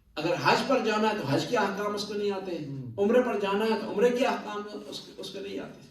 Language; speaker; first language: Urdu; non-native, local second language; Punjabi